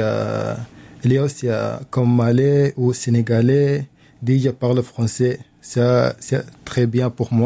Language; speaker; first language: French; non-native, learner; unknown